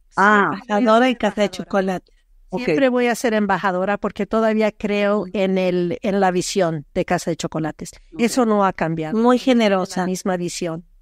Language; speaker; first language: Spanish; early bilingual, heritage; Spanish